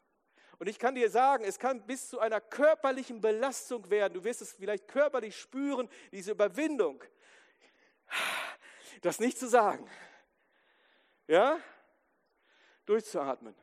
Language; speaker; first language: German; native; German